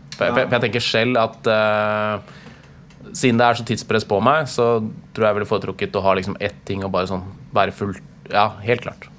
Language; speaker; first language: Norwegian; native; Norwegian